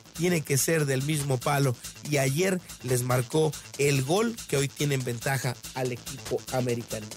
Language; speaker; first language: Spanish; native; Spanish